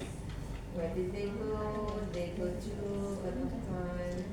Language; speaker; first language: English; non-native, learner; Indonesian